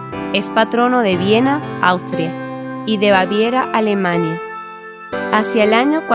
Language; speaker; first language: Spanish; native; Spanish